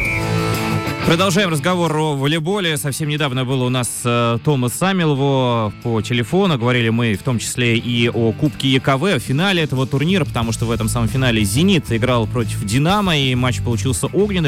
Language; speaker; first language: Russian; native; Russian